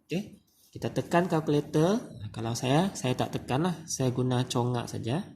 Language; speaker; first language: Malay; native; Malay